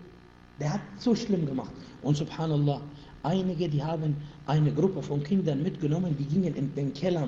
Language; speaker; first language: German; non-native, fluent; Arabic